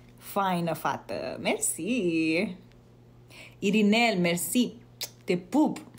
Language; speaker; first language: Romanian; early bilingual, heritage; Romanian